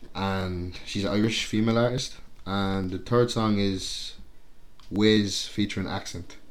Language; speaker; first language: English; native; English